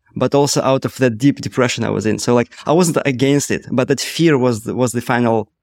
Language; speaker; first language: English; non-native, fluent; Russian